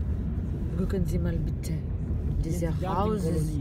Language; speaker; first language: German; non-native, learner; Russian